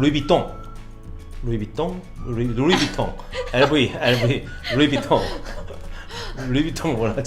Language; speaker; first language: Korean; native; Korean